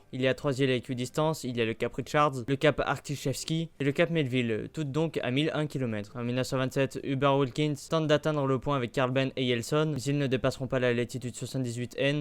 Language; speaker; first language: French; native; French